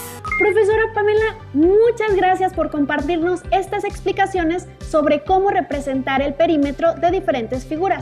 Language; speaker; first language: Spanish; native; Spanish